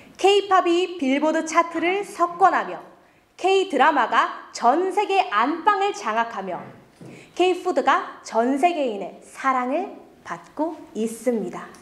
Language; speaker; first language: Korean; early bilingual, other home language; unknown